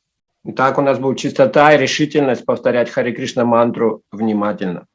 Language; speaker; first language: Russian; native; Russian